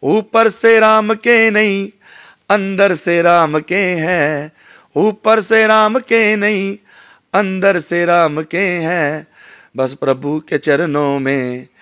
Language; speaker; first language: Hindi; non-native, local second language; Punjabi